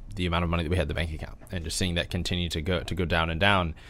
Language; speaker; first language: English; native; English